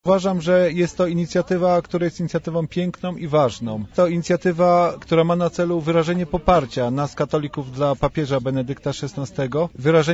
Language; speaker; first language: Polish; native; Polish